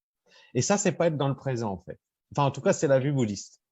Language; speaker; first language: French; native; French